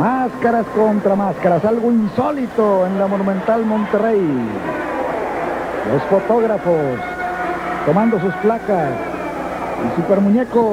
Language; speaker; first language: Spanish; native; Spanish